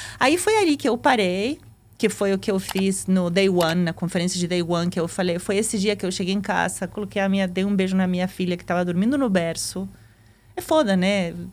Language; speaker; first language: Portuguese; non-native, fluent; Spanish